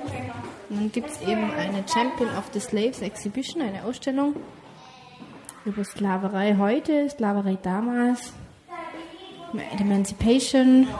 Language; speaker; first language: German; native; German